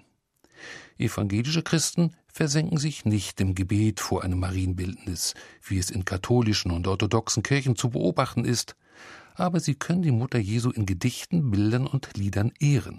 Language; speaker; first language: German; native; German